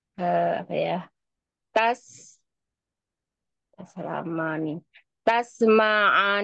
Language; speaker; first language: Arabic; non-native, learner; Indonesian